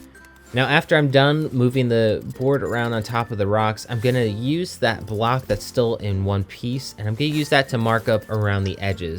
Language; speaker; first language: English; native; English